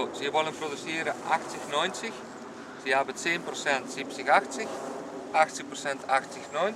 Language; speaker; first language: German; non-native, learner; Dutch